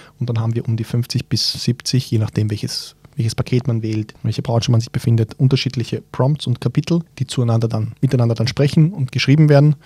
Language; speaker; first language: German; early bilingual, other home language; Bosnian